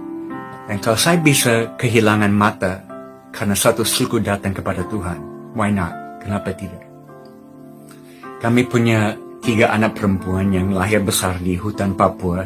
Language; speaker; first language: Indonesian; non-native, fluent; English